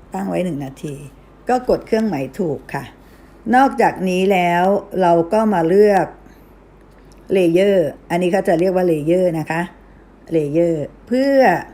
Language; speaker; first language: Thai; native; Thai